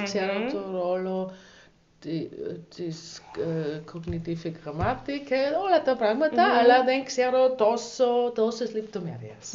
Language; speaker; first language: Greek; non-native, learner; German